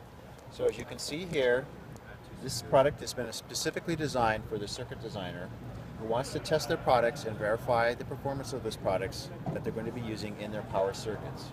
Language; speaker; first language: English; native; English